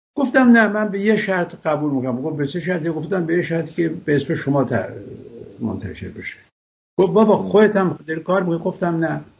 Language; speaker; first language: Persian; native; Persian